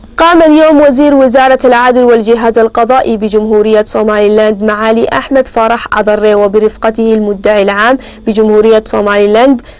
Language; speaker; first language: Arabic; non-native, local second language; Somali